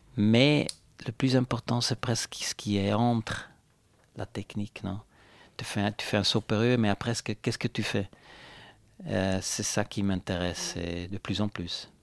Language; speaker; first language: French; non-native, local second language; Italian